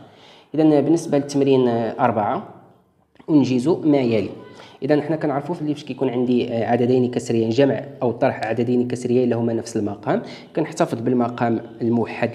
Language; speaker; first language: Arabic; native; Arabic